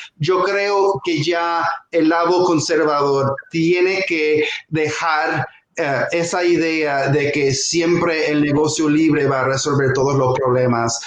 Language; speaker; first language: Spanish; non-native, fluent; English